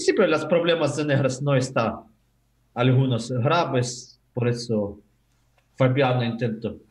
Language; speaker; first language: Spanish; non-native, learner; Ukrainian